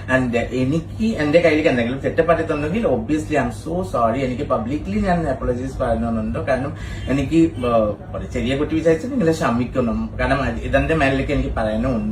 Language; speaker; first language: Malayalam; non-native, learner; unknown